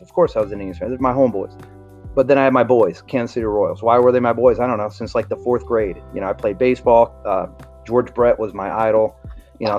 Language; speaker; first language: English; native; English